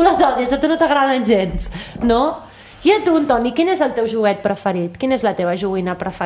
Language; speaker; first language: Catalan; native; Catalan